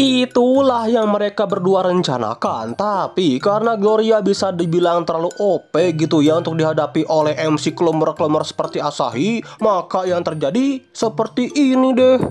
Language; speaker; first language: Indonesian; native; Indonesian